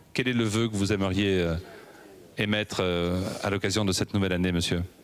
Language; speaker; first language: French; native; French